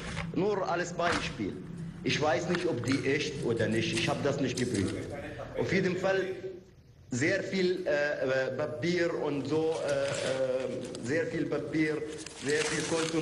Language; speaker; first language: German; non-native, fluent; Turkish